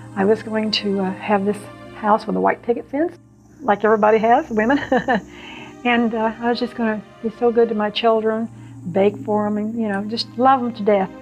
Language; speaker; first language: English; native; English